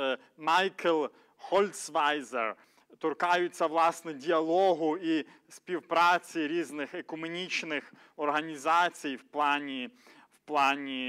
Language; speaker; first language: Ukrainian; native; Ukrainian